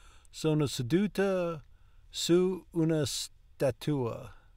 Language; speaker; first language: Italian; non-native, learner; English